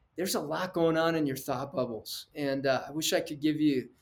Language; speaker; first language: English; early bilingual, other home language; Spanish